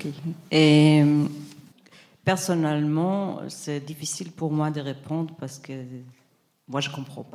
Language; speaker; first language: French; non-native, fluent; Hebrew